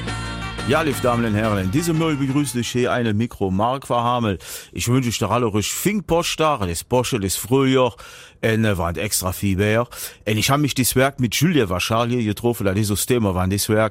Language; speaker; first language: German; native; German